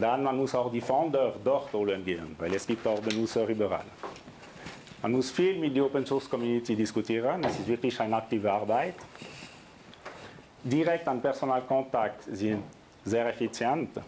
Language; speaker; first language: German; non-native, local second language; French